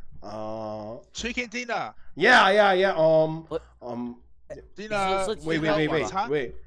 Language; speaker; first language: English; non-native, learner; Korean